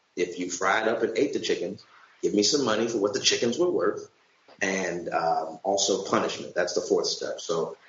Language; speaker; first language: English; native; English